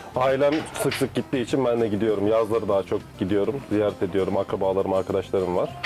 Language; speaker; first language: Turkish; early bilingual, heritage; Turkish